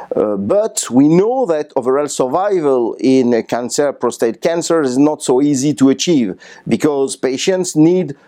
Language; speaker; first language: English; non-native, fluent; French